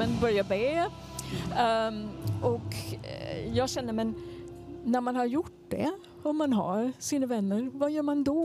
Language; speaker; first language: Swedish; non-native, fluent; English